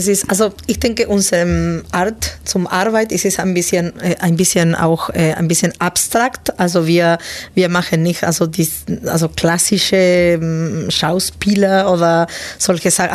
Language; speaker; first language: German; non-native, fluent; Spanish